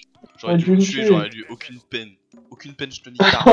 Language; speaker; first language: French; native; French